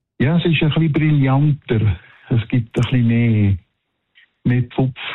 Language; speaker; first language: German; non-native, local second language; Italian